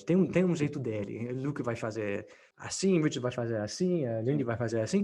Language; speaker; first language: Portuguese; non-native, fluent; English